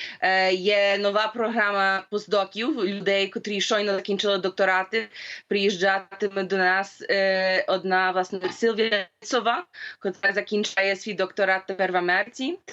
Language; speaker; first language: Ukrainian; early bilingual, heritage; Ukrainian